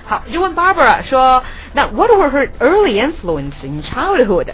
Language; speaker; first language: English; non-native, fluent; Chinese